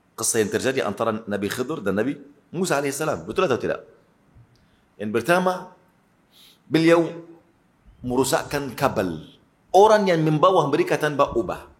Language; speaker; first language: Malay; non-native, fluent; Arabic